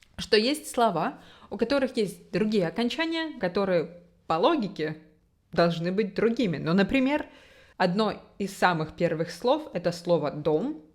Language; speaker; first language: Russian; native; Russian